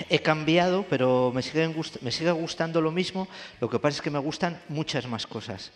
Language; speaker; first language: Spanish; native; Spanish